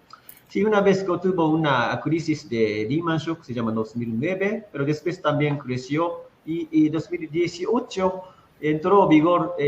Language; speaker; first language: Spanish; non-native, fluent; Japanese